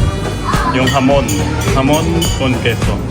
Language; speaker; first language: Spanish; non-native, fluent; Filipino